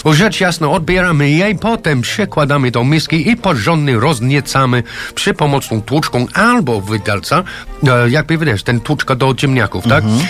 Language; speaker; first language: Polish; non-native, fluent; English